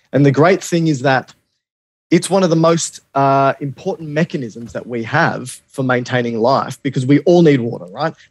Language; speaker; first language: English; native; English